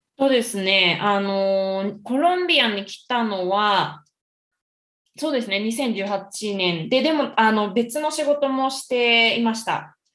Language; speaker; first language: Japanese; native; Japanese